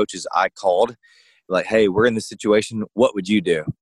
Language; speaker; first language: English; native; English